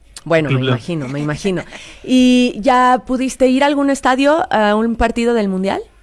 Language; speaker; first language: Spanish; native; Spanish